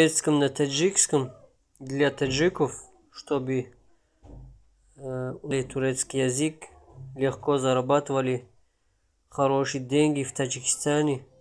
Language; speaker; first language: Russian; non-native, local second language; Tajik